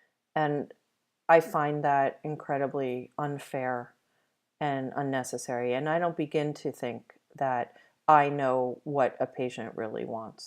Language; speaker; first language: English; native; English